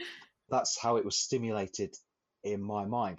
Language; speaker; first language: English; native; English